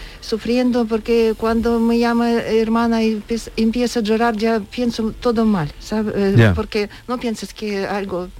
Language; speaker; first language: Spanish; non-native, learner; Ukrainian